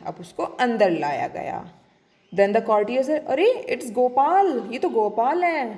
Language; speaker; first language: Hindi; native; Hindi